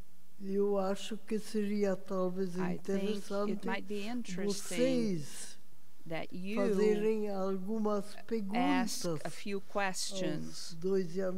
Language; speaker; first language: Portuguese; non-native, fluent; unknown